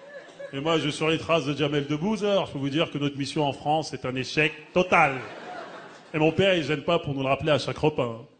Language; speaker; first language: French; early bilingual, other home language; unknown